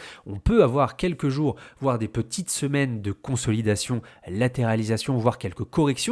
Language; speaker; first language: French; native; French